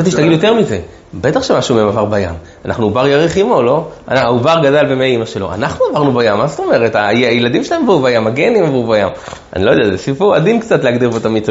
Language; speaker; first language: Hebrew; native; Hebrew